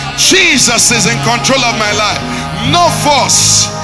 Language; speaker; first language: English; non-native, local second language; Igbo